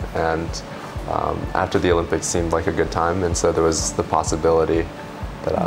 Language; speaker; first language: English; early bilingual, other home language; Chinese